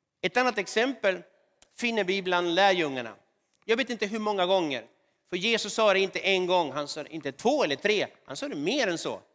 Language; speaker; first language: Swedish; non-native, fluent; Spanish